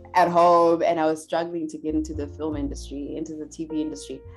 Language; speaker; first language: English; non-native, local second language; Shona